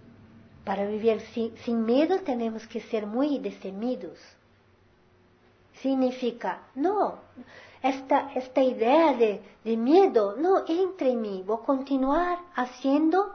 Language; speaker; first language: Spanish; non-native, fluent; Portuguese